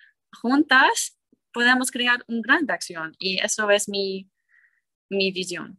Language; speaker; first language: Spanish; non-native, learner; English